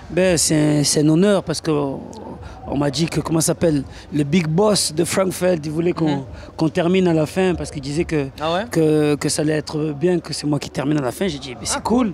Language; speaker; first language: French; native; French